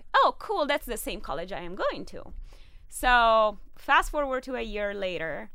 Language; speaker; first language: English; non-native, fluent; Italian